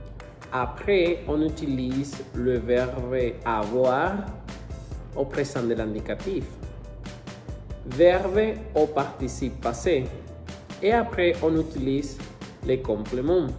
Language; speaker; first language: French; non-native, fluent; Spanish